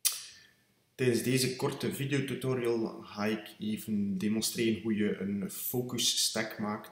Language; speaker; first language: Dutch; native; Dutch